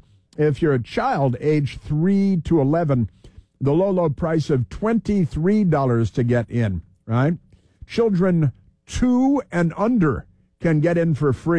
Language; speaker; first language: English; native; English